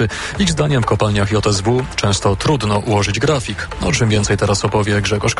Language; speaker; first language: Polish; native; Polish